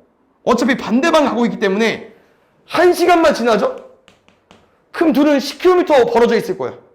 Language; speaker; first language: Korean; native; Korean